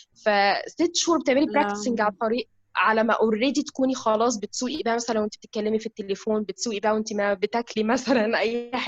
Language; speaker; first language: Arabic; native; Arabic